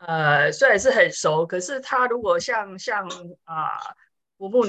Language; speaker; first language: Chinese; native; Chinese